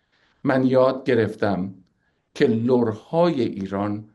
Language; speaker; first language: Persian; native; Persian